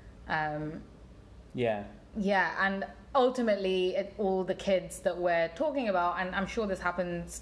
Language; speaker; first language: English; native; English